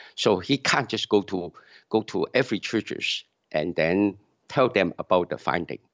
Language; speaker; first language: English; non-native, local second language; Cantonese